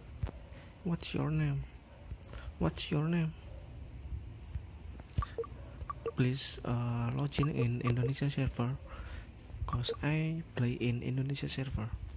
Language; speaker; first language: English; non-native, learner; Indonesian